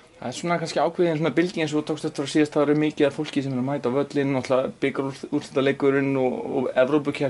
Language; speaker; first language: Icelandic; native; Icelandic